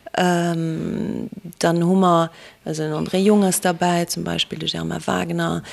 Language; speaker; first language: Luxembourgish; native; Luxembourgish